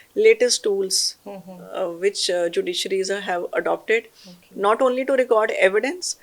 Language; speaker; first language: English; non-native, local second language; Punjabi